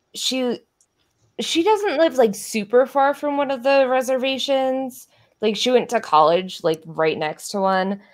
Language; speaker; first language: English; native; English